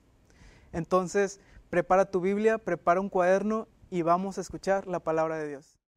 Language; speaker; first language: Spanish; native; Spanish